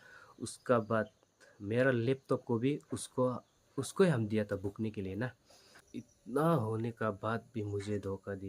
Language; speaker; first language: Hindi; non-native, local second language; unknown